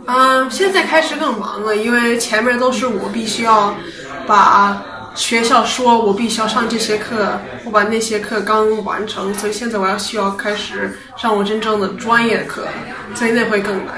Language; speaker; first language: Chinese; early bilingual, heritage; Chinese